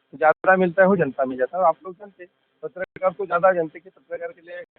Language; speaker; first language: Hindi; non-native, local second language; Marathi